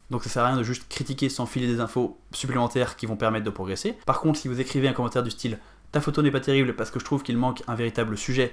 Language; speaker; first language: French; native; French